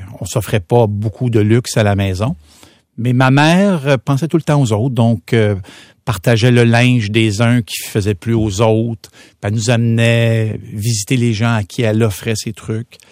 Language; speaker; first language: French; native; French